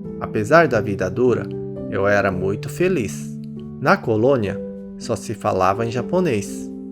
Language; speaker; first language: Portuguese; early bilingual, other home language; Japanese